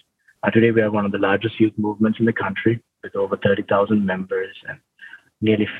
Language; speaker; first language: English; non-native, local second language; Sinhala